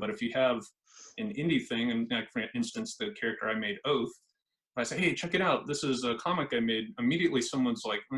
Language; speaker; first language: English; native; English